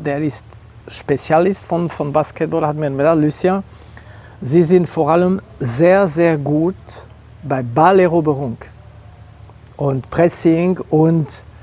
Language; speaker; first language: German; non-native, local second language; French